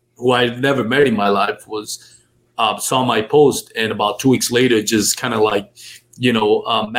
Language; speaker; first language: English; non-native, fluent; Spanish